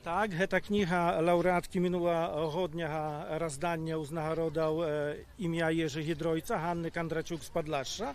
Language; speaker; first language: Polish; non-native, local second language; Belarusian